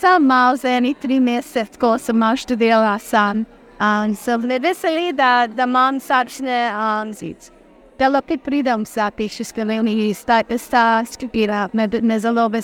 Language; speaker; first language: Slovenian; early bilingual, heritage; Slovenian